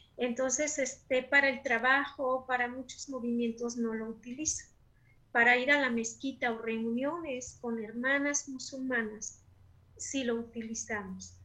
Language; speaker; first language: Spanish; native; Spanish